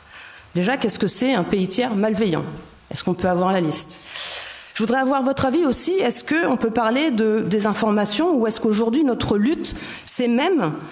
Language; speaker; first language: French; native; French